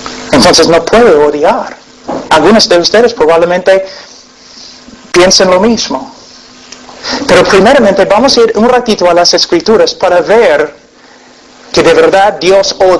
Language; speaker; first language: Spanish; non-native, fluent; English